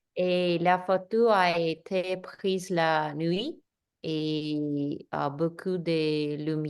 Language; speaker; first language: French; non-native, learner; English